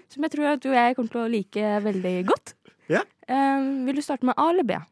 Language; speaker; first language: Norwegian; native; Norwegian